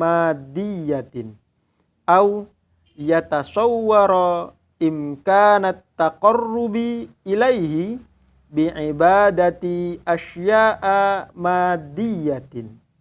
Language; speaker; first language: Arabic; non-native, fluent; Indonesian